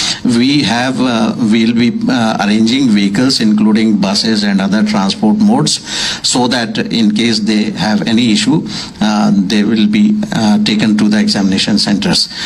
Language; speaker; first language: English; non-native, local second language; Bangla